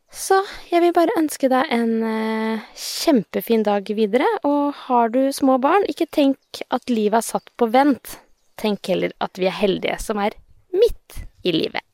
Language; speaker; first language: Norwegian; native; Norwegian